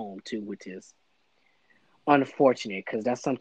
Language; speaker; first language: English; native; English